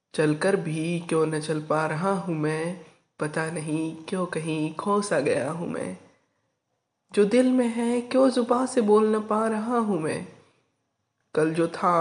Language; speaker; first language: Hindi; non-native, local second language; Marathi